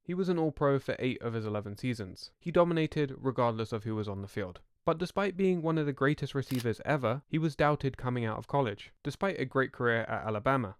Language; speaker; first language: English; native; English